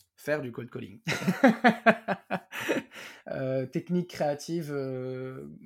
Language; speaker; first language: French; non-native, local second language; Arabic